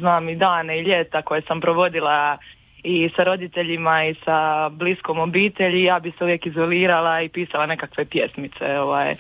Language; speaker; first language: Croatian; native; Croatian